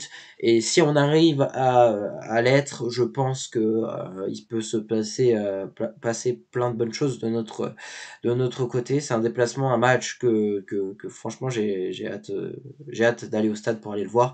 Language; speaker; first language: French; native; French